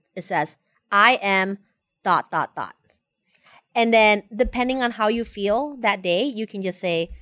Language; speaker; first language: English; non-native, fluent; Spanish